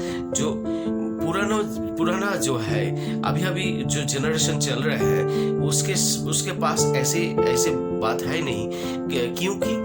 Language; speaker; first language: Hindi; non-native, local second language; Bangla